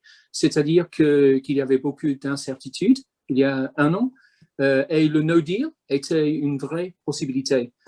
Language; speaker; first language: French; non-native, fluent; English